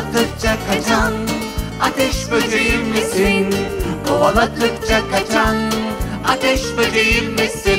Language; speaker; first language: Turkish; native; Turkish